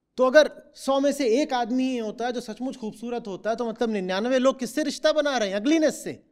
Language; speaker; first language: Hindi; native; Hindi